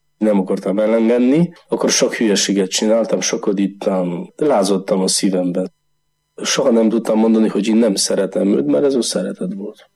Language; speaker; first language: Hungarian; non-native, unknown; Polish